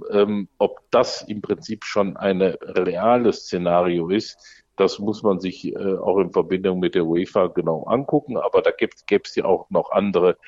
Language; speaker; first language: German; native; German